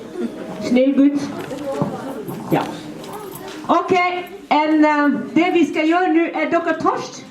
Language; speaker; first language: Swedish; non-native, fluent; Somali